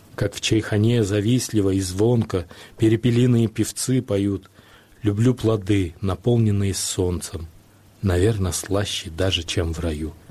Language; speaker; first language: Kyrgyz; non-native, local second language; Uzbek